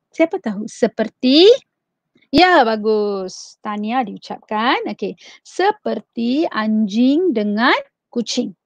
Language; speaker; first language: Malay; non-native, local second language; Tamil